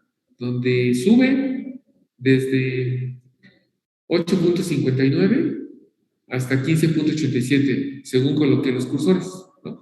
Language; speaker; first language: Spanish; native; Spanish